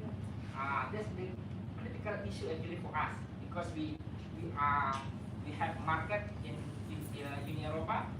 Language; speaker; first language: English; non-native, fluent; Indonesian